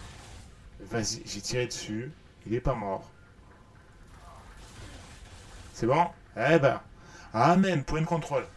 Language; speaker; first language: French; native; French